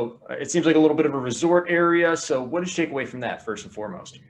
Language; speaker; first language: English; native; English